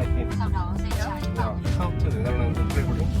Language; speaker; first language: English; non-native, learner; Korean